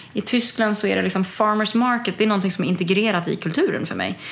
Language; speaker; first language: Swedish; early bilingual, other home language; German